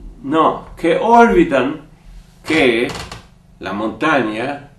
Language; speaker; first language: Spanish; non-native, learner; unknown